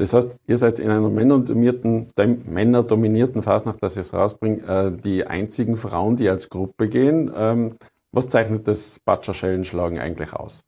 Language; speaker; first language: German; native; German